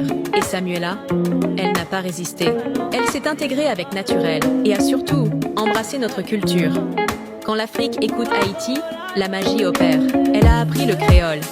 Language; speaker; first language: French; non-native, local second language; Haitian Creole